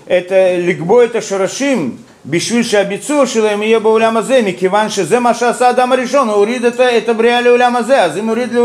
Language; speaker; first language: Hebrew; non-native, fluent; Russian